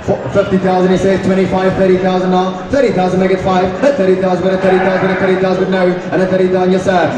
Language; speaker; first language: English; non-native, local second language; Afrikaans